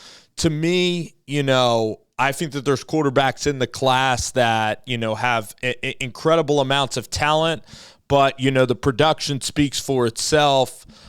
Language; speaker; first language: English; native; English